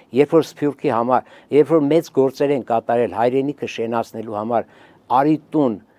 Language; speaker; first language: Armenian; native; Armenian